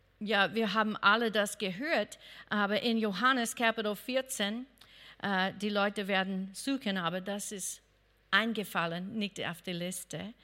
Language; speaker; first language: German; non-native, fluent; English